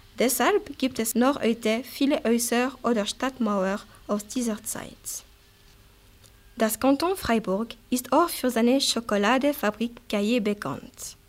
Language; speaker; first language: German; non-native, local second language; French